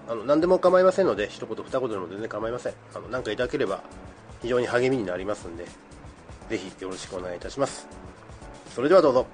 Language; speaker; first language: Japanese; native; Japanese